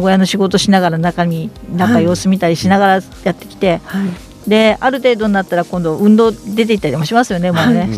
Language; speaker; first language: Japanese; native; Japanese